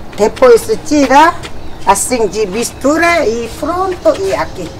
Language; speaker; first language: Portuguese; non-native, local second language; Korean